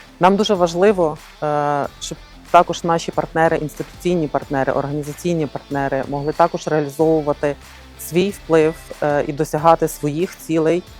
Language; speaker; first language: Ukrainian; native; Ukrainian